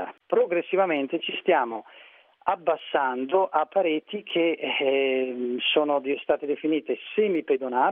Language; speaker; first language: Italian; native; Italian